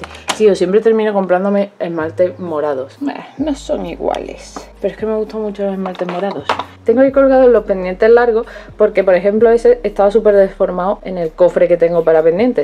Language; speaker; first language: Spanish; native; Spanish